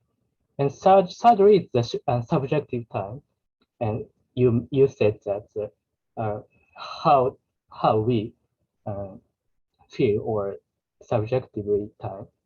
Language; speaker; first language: English; non-native, learner; Japanese